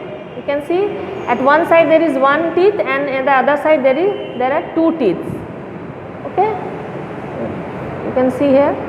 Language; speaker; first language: English; non-native, local second language; Bangla